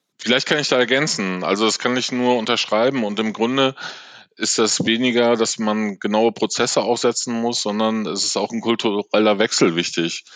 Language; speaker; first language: German; native; German